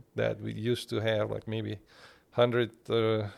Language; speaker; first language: English; non-native, fluent; Turkish